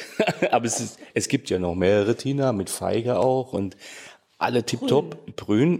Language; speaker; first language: German; native; German